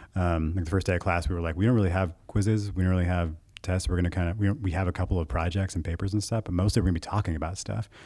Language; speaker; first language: English; native; English